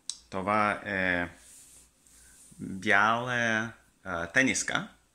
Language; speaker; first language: Bulgarian; non-native, learner; Russian